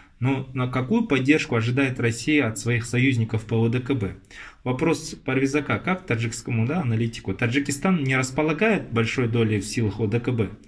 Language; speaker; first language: Russian; non-native, local second language; Kazakh